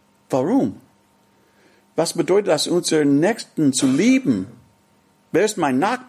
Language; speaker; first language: German; non-native, fluent; English